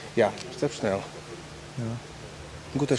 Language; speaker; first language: German; non-native, learner; Slovak